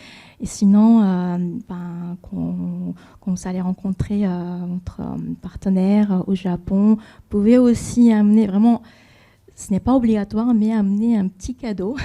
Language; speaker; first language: French; non-native, fluent; Japanese